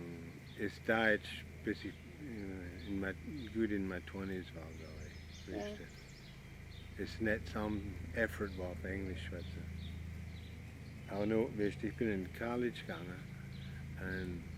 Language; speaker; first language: German; early bilingual, heritage; Pennsylvania German